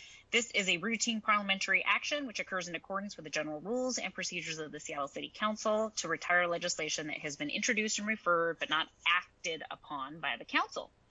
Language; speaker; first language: English; early bilingual, other home language; Spanish